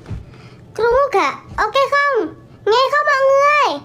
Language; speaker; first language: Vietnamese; non-native, learner; Indonesian